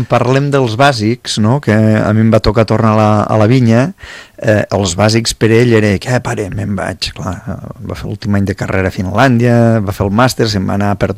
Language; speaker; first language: Catalan; native; Catalan